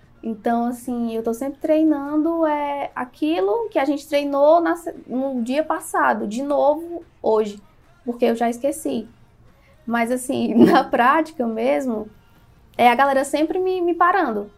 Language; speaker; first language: Portuguese; native; Portuguese